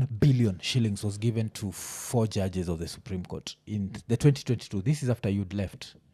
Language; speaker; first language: English; non-native, local second language; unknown